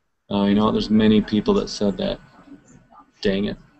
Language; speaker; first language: English; native; English